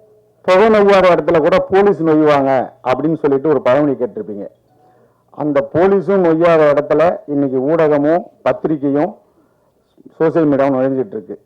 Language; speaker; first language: Tamil; native; Tamil